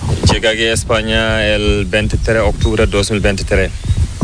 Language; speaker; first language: Spanish; non-native, learner; Fula